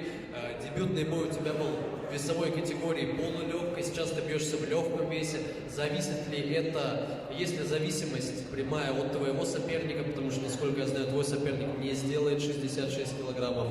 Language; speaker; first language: Russian; native; Russian